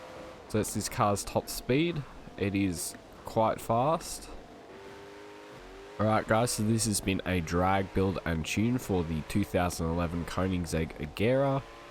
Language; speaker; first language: English; native; English